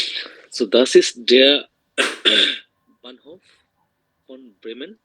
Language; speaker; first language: German; non-native, learner; Bangla